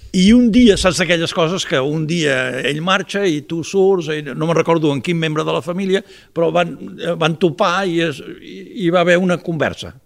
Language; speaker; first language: Catalan; early bilingual, heritage; Catalan